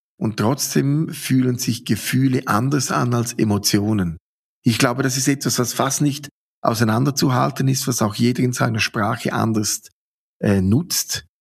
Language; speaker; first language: German; native; German